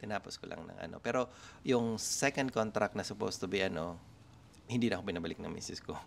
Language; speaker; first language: Filipino; non-native, local second language; Masbatenyo